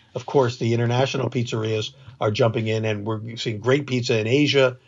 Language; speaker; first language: English; native; English